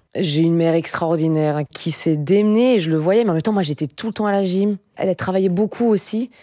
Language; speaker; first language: French; native; French